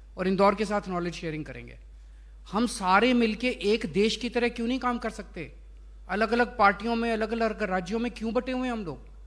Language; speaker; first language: Hindi; native; Hindi